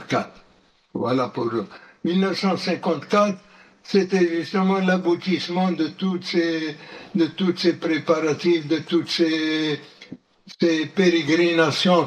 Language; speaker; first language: French; non-native, local second language; Arabic